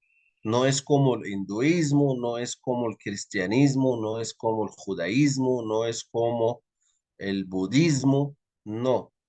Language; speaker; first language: Spanish; non-native, fluent; Arabic